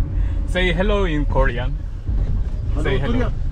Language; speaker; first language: English; non-native, learner; Korean